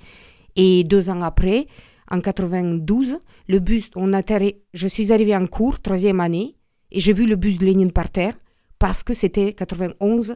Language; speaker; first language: French; non-native, fluent; Romanian